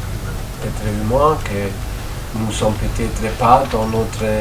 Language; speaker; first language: French; non-native, learner; German